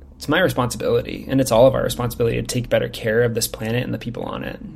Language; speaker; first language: English; native; English